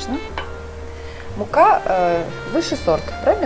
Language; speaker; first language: Russian; native; Russian